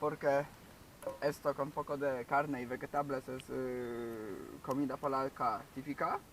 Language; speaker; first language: Spanish; non-native, learner; Polish